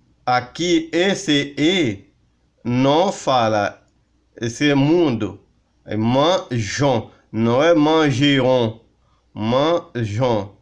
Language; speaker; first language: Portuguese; non-native, learner; Haitian Creole